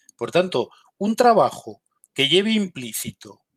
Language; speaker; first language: Spanish; native; Spanish